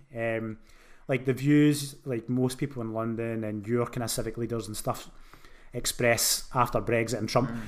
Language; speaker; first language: English; native; English